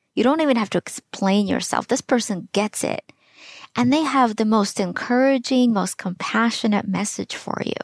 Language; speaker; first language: English; early bilingual, other home language; Russian